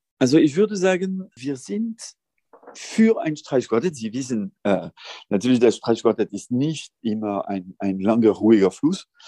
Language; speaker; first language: German; non-native, fluent; French